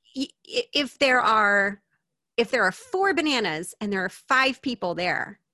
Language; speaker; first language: English; native; English